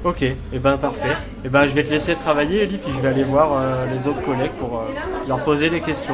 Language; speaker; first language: French; native; French